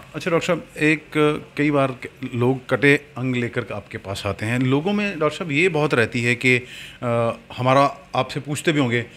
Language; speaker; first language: Hindi; native; Hindi